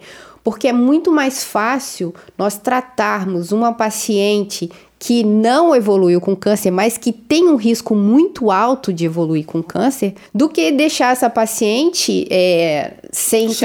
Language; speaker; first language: Portuguese; native; Portuguese